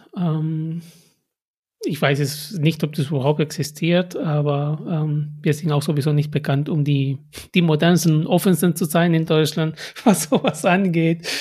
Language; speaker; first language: German; non-native, fluent; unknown